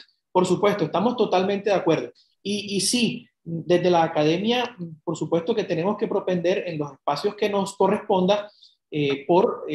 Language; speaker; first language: Spanish; native; Spanish